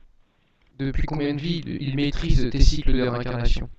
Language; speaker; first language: French; native; French